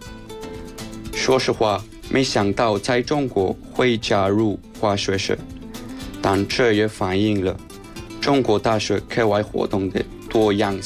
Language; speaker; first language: Chinese; non-native, fluent; Spanish